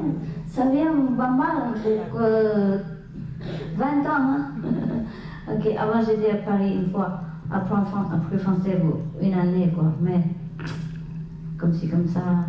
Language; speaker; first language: French; non-native, learner; Vietnamese